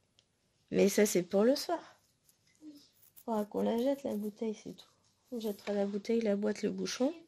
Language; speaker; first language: French; native; French